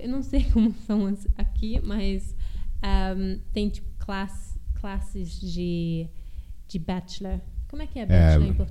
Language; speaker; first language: Portuguese; early bilingual, heritage; Portuguese